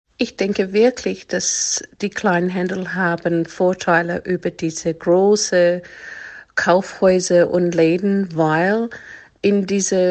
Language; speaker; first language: German; non-native, fluent; English